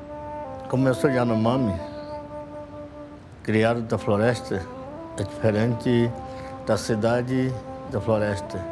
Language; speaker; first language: Portuguese; non-native, local second language; Yanomámi